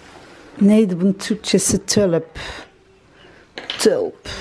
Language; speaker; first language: Turkish; early bilingual, other home language; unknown